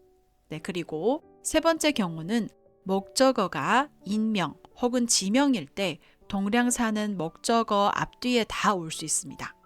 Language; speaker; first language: Korean; non-native, fluent; Chinese